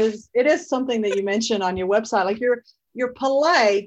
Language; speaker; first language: English; native; English